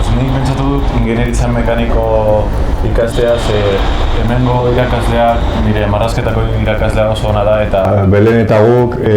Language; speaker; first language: Basque; non-native, local second language; Spanish